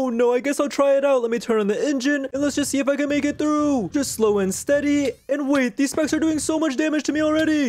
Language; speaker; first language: English; native; English